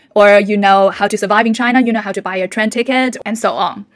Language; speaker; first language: English; non-native, fluent; Chinese